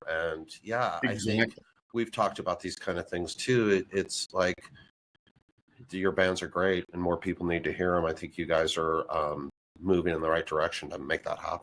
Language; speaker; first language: English; native; English